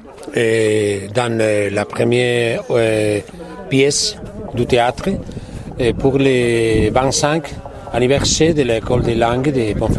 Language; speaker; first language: French; non-native, learner; Spanish